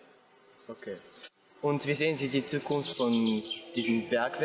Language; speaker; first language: German; non-native, fluent; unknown